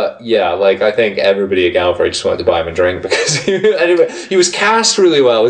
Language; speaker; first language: English; native; English